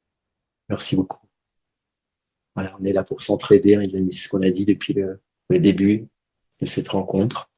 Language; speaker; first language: French; native; French